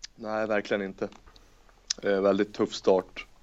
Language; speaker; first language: Swedish; native; Swedish